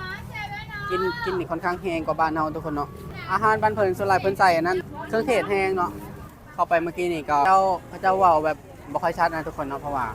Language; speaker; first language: Thai; non-native, local second language; Northeastern Thai